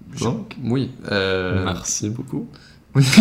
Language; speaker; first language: French; non-native, learner; Swedish